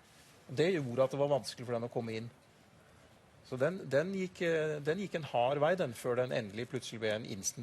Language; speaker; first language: Norwegian; native; Norwegian